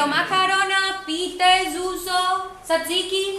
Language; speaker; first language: Greek; non-native, learner; Spanish